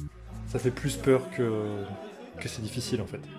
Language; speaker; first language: French; native; French